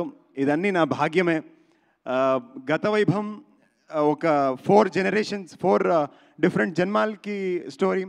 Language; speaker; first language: Telugu; non-native, learner; Kannada